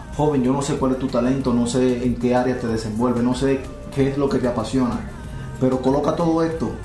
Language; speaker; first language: Spanish; native; Spanish